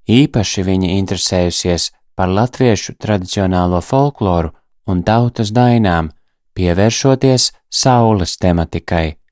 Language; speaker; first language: Latvian; native; Latvian